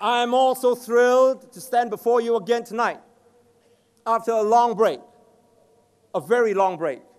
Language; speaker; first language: English; native; English